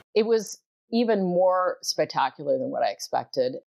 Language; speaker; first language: English; native; English